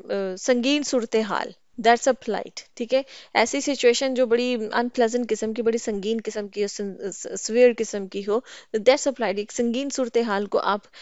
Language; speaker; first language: Urdu; native; Urdu